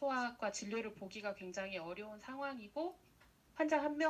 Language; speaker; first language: Korean; native; Korean